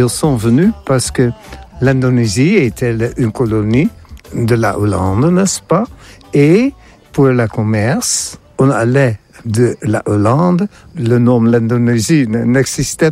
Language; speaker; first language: French; non-native, fluent; Dutch